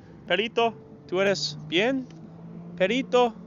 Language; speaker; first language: Spanish; non-native, learner; English